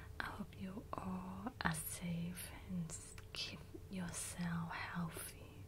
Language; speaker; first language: English; non-native, learner; Cantonese